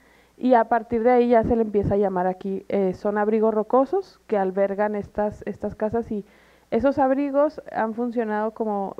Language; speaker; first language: Spanish; native; Spanish